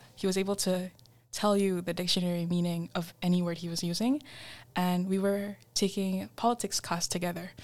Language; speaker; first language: English; non-native, fluent; Indonesian